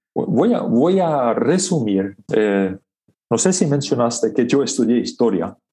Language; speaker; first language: Spanish; non-native, local second language; Plautdietsch